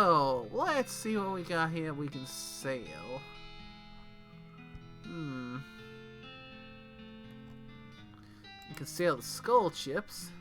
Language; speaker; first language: English; native; English